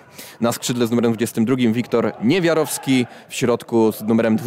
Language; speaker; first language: Polish; native; Polish